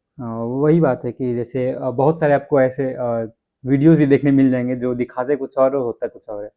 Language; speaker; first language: Hindi; native; Hindi